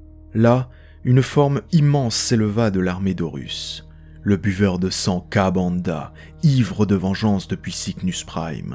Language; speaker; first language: French; native; French